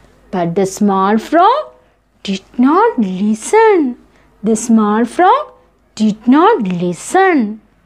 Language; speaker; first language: English; non-native, local second language; Malayalam